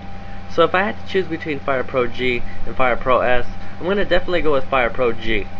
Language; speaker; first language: English; native; English